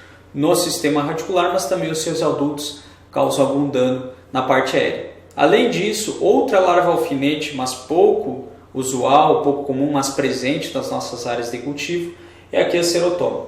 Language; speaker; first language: Portuguese; native; Portuguese